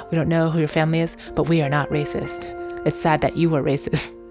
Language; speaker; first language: English; early bilingual, other home language; Chinese